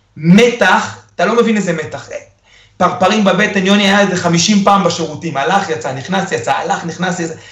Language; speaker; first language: Hebrew; early bilingual, other home language; Spanish